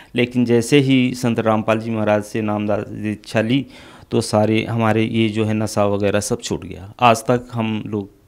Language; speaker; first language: Hindi; native; Hindi